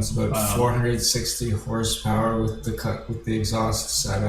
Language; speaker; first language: English; native; English